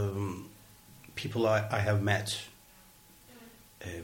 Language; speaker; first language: English; non-native, learner; Turkish